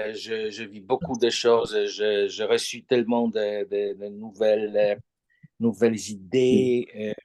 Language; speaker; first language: French; non-native, fluent; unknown